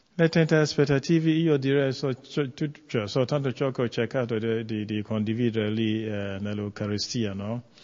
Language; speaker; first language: Italian; non-native, fluent; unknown